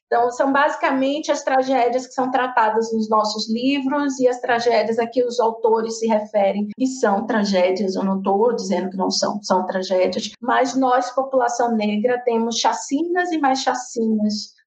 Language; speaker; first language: Portuguese; native; Portuguese